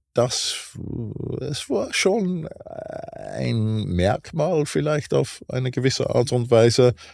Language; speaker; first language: German; non-native, fluent; English